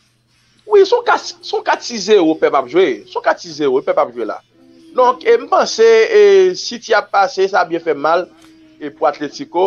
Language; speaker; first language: French; non-native, local second language; Haitian Creole